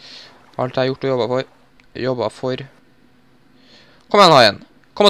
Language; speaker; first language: Norwegian; native; Norwegian